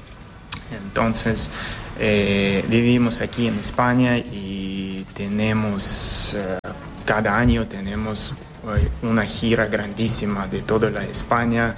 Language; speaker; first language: Spanish; non-native, learner; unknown